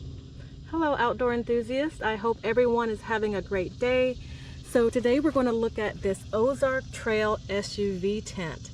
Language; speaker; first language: English; native; English